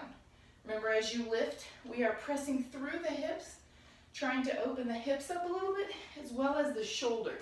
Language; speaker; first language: English; native; English